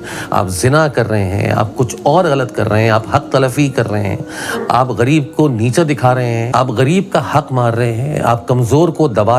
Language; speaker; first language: Urdu; native; Urdu